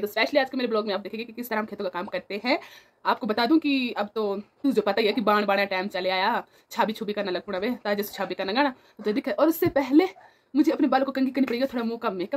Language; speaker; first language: Hindi; non-native, local second language; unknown